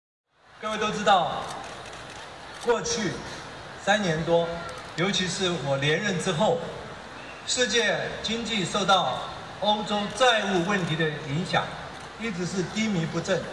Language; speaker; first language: Chinese; native; Chinese